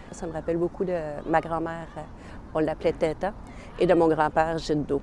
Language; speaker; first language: French; native; French